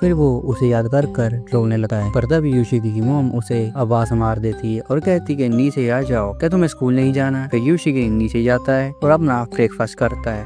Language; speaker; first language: Hindi; native; Hindi